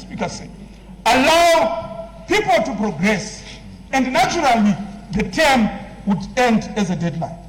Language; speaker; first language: English; non-native, local second language; Shona